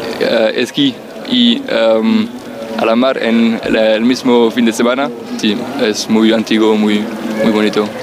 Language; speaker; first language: Spanish; non-native, learner; French